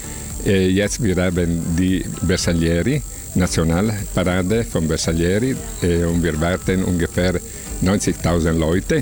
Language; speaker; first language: German; non-native, learner; Italian